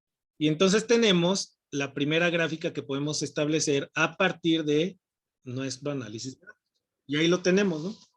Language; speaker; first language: Spanish; native; Spanish